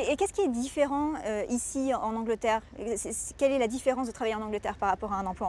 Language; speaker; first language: French; native; French